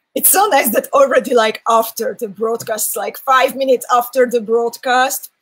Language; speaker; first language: English; non-native, fluent; Hungarian